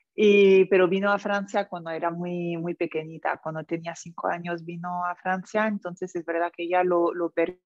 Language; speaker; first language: Spanish; non-native, fluent; French